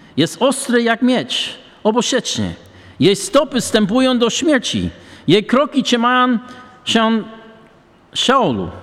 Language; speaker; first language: Polish; non-native, fluent; English